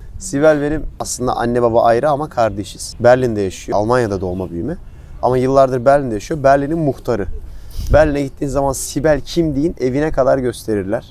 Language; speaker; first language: Turkish; native; Turkish